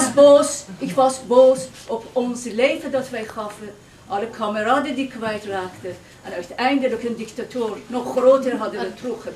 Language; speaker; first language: Dutch; non-native, fluent; Persian